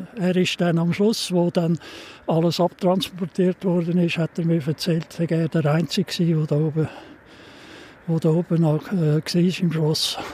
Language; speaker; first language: German; native; German